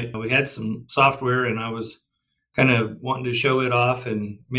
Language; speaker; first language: English; native; English